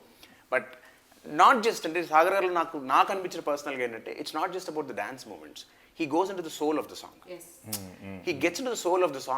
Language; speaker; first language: Telugu; native; Telugu